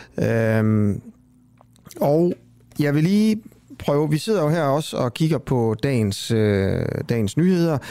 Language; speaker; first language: Danish; native; Danish